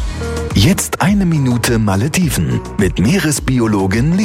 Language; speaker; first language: German; native; German